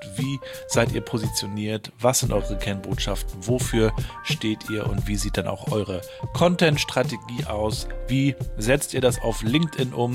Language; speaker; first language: German; native; German